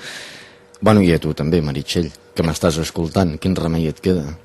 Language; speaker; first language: Catalan; native; Catalan